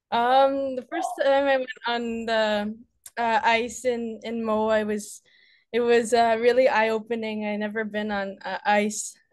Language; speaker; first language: English; native; English